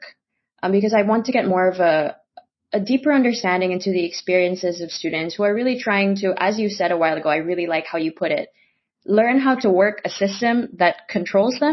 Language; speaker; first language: English; non-native, local second language; Filipino